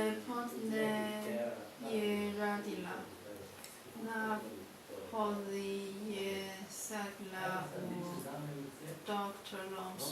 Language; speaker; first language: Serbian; non-native, learner; Chinese